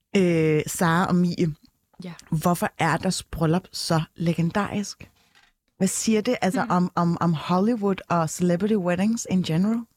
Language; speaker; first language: Danish; early bilingual, other home language; Arabic